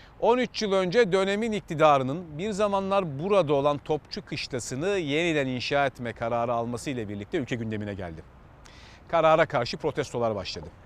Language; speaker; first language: Turkish; native; Turkish